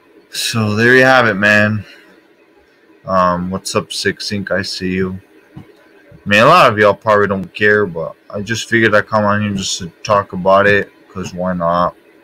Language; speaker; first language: English; native; English